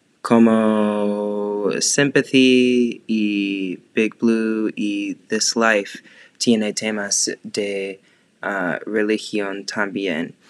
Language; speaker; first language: Spanish; non-native, learner; English